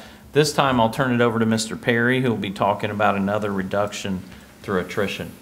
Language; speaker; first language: English; native; English